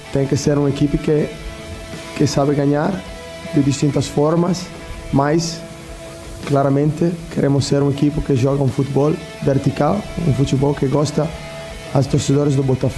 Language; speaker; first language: Portuguese; non-native, learner; Italian